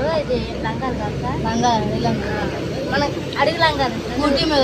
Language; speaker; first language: Telugu; native; Telugu